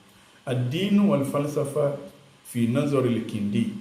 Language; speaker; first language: Arabic; non-native, fluent; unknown